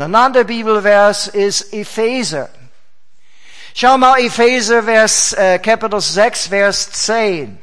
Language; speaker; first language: German; non-native, fluent; English